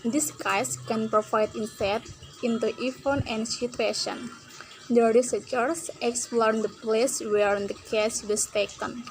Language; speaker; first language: English; non-native, learner; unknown